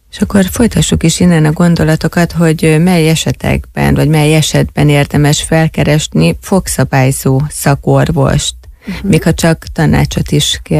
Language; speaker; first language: Hungarian; native; Hungarian